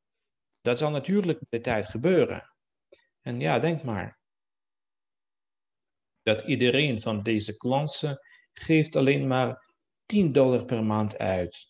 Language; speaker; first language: Dutch; non-native, fluent; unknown